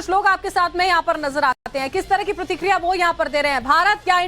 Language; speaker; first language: Hindi; native; Hindi